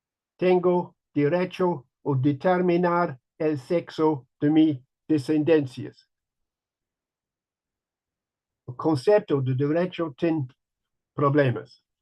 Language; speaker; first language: Spanish; non-native, learner; English